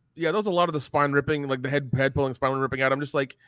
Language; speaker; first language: English; early bilingual, other home language; Hindi